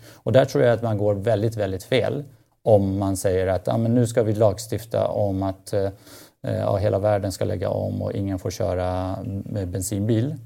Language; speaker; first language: Swedish; native; Swedish